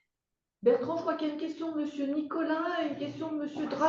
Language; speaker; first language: French; native; French